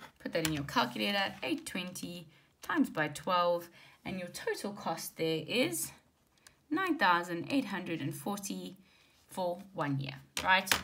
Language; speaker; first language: English; native; English